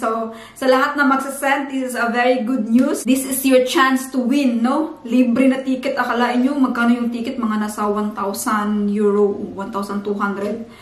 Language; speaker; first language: Filipino; non-native, local second language; Cebuano